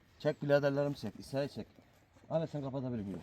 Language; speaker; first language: Turkish; native; Turkish